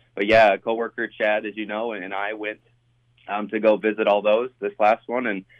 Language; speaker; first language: English; native; English